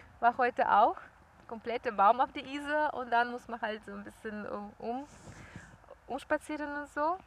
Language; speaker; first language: German; non-native, fluent; Russian